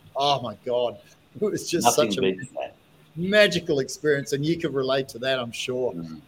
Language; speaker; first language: English; native; English